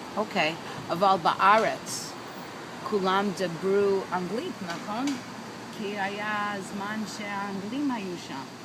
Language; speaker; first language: Hebrew; early bilingual, heritage; English